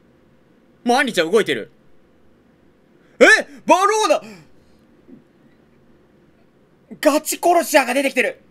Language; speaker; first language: Japanese; native; Japanese